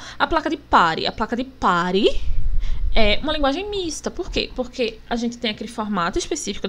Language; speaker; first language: Portuguese; native; Portuguese